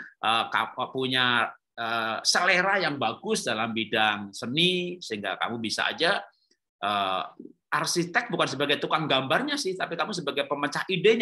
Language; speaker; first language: Indonesian; native; Indonesian